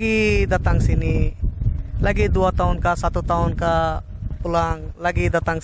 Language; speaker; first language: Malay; non-native, learner; Bangla